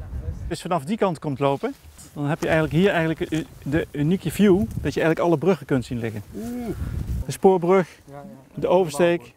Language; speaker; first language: Dutch; native; Dutch